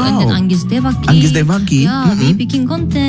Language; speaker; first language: English; non-native, learner; Korean